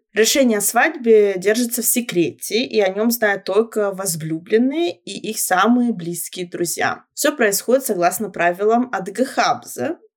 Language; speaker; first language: Russian; native; Russian